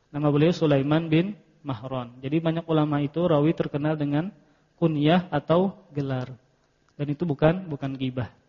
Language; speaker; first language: Indonesian; native; Indonesian